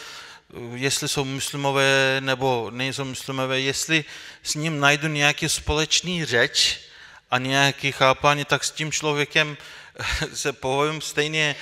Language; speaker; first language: Czech; non-native, fluent; Turkish